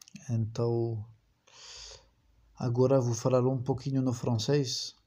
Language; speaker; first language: Portuguese; non-native, fluent; French